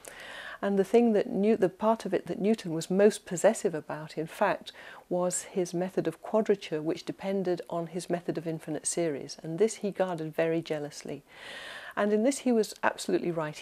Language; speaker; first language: English; native; English